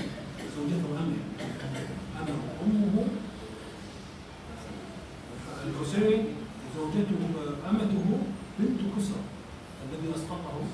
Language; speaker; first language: Arabic; native; Arabic